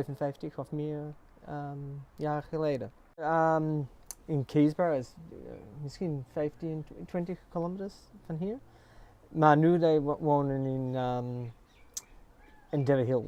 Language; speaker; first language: Dutch; early bilingual, heritage; English